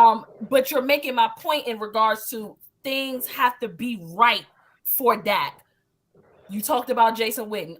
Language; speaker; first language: English; native; English